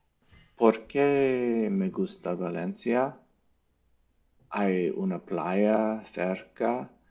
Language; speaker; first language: Spanish; non-native, learner; English